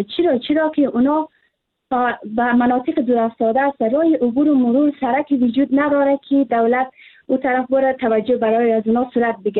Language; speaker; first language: Persian; native; Persian